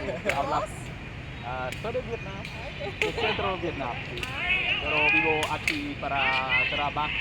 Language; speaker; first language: Spanish; non-native, learner; Vietnamese